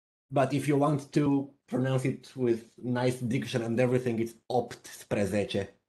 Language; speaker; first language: English; non-native, fluent; Romanian